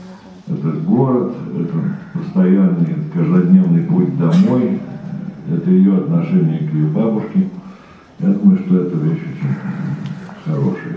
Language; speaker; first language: Russian; native; Russian